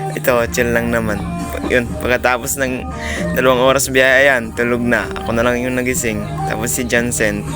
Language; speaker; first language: Filipino; non-native, local second language; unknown